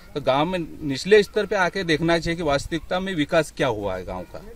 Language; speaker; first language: Hindi; native; Hindi